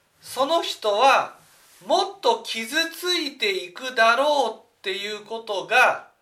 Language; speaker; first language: Japanese; native; Japanese